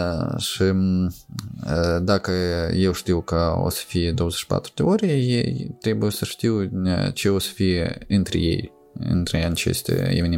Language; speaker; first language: Romanian; non-native, local second language; Russian